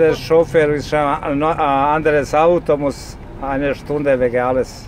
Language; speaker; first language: German; non-native, learner; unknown